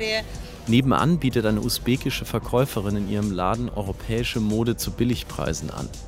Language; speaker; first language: German; native; German